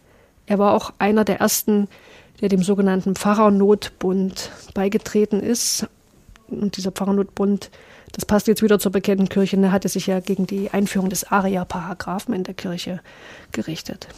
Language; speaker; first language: German; native; German